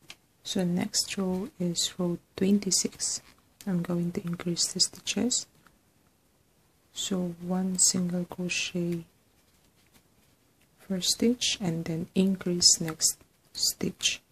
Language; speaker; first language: English; non-native, fluent; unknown